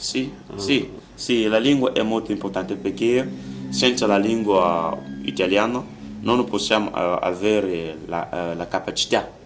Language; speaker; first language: Italian; non-native, learner; French